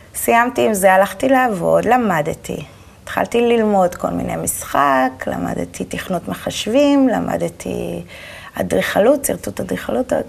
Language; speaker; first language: Hebrew; native; Hebrew